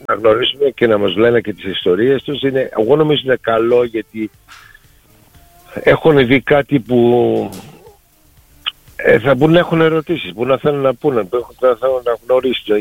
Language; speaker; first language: Greek; early bilingual, heritage; Greek